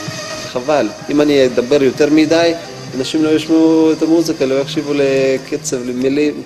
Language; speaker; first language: Hebrew; non-native, fluent; Russian